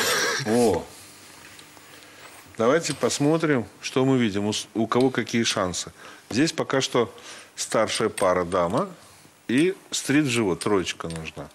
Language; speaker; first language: Russian; native; Russian